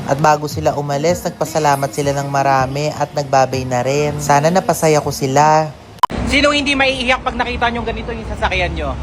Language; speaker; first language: Filipino; native; Filipino